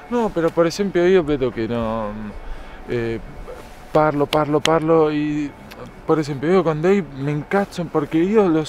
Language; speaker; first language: Italian; non-native, learner; Spanish